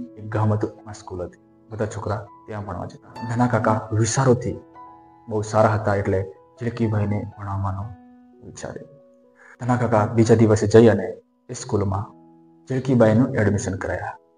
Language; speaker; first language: Gujarati; non-native, local second language; Bhili